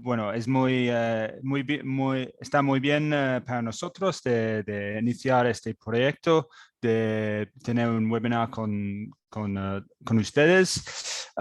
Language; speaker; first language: Spanish; non-native, learner; English